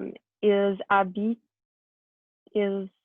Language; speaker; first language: French; non-native, learner; English